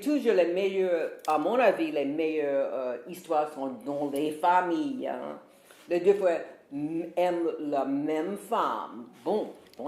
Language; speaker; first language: French; non-native, fluent; English